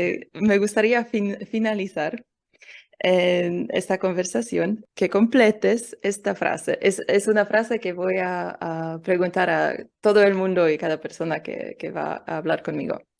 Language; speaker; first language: Spanish; non-native, learner; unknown